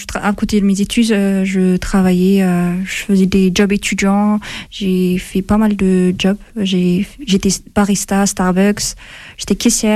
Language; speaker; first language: French; non-native, fluent; Amharic